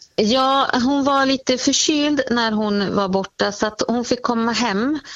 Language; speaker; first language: Swedish; native; Swedish